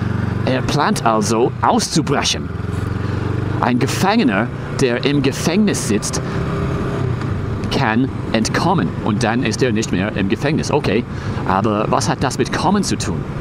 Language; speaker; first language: German; non-native, fluent; English